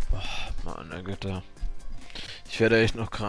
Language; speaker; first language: German; native; German